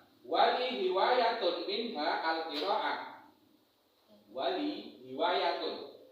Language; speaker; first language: Arabic; non-native, fluent; Indonesian